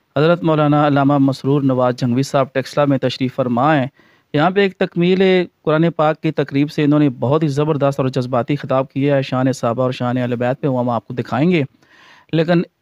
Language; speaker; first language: Urdu; non-native, local second language; Punjabi